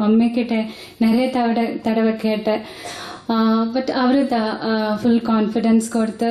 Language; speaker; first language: Tamil; non-native, local second language; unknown